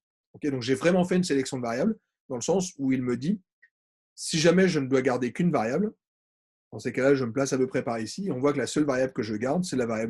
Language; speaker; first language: French; native; French